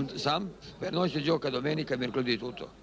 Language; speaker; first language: Italian; non-native, fluent; Serbian